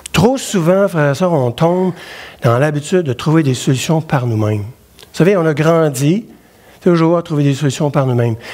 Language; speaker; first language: French; native; French